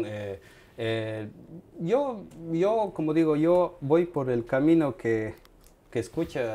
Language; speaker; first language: Spanish; native; Spanish